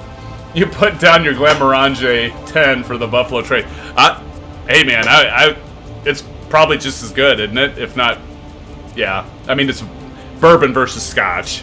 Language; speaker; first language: English; native; English